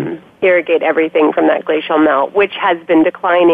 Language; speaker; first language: English; native; English